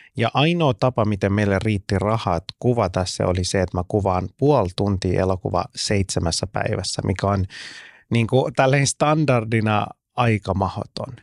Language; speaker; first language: Finnish; early bilingual, other home language; Persian